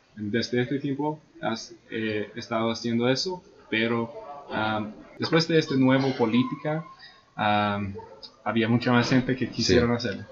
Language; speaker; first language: Spanish; non-native, fluent; English